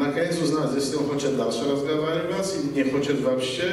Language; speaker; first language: Russian; non-native, fluent; Polish